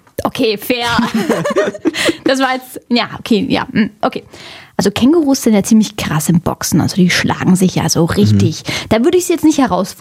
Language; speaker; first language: German; native; German